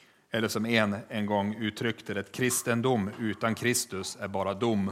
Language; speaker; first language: Swedish; native; Swedish